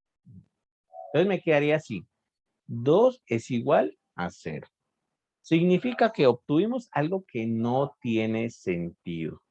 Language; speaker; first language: Spanish; native; Spanish